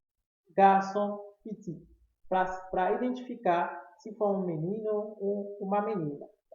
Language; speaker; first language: Portuguese; non-native, fluent; Haitian Creole